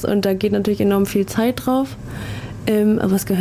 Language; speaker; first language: German; native; German